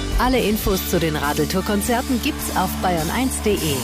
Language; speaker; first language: German; native; German